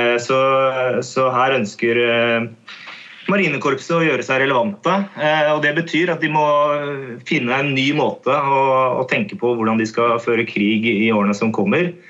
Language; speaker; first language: Norwegian; native; Norwegian